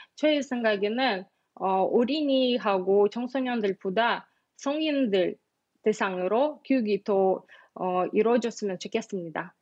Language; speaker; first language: Korean; non-native, fluent; Russian